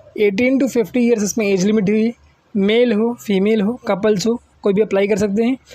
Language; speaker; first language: Hindi; native; Hindi